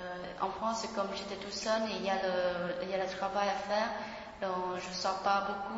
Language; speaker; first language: French; non-native, fluent; Vietnamese